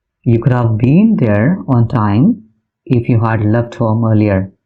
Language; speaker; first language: English; non-native, local second language; Malayalam